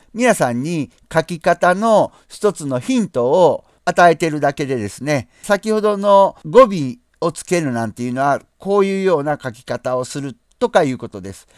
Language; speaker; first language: Japanese; native; Japanese